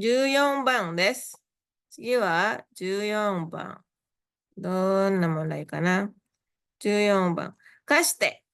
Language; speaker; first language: Japanese; non-native, fluent; Indonesian